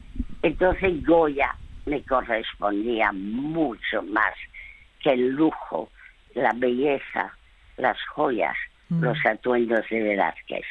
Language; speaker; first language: Spanish; early bilingual, other home language; French